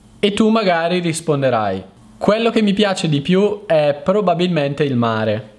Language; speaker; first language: Italian; native; Italian